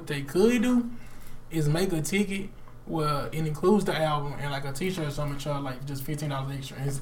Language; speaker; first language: English; native; English